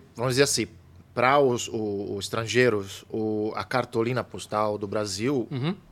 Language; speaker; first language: Portuguese; non-native, fluent; Italian